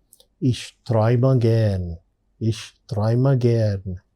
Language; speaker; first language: German; non-native, learner; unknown